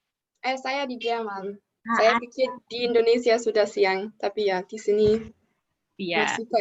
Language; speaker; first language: Indonesian; non-native, learner; German